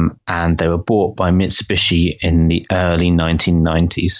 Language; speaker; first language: English; native; English